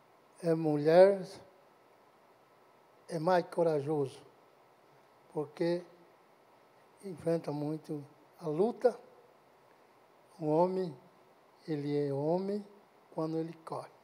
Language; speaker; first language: Portuguese; non-native, local second language; Guarani